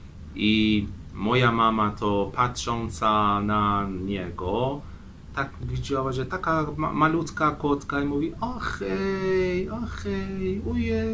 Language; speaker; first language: Polish; non-native, fluent; Persian